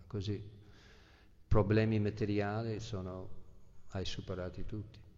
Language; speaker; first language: Italian; non-native, fluent; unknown